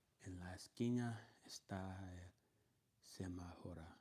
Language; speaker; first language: Spanish; non-native, learner; English